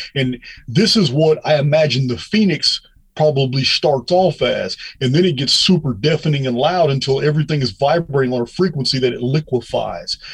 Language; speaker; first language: English; native; English